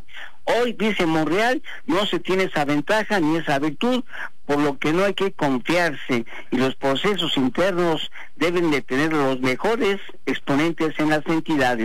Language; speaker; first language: Spanish; native; Spanish